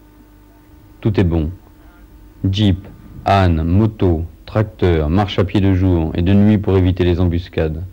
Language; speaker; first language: French; native; French